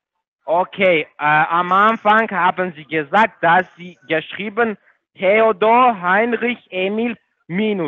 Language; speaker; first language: German; non-native, fluent; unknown